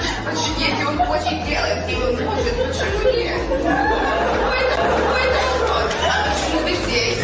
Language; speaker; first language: Russian; early bilingual, heritage; Russian